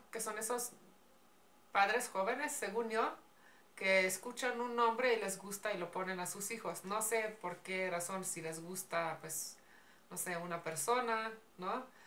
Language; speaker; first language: Spanish; non-native, fluent; Slovenian